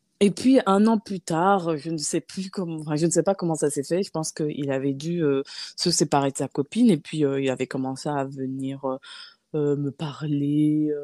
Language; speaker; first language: French; native; French